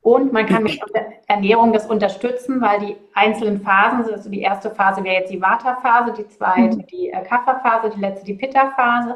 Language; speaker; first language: German; native; German